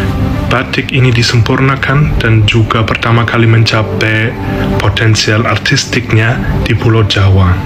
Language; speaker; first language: Indonesian; non-native, fluent; German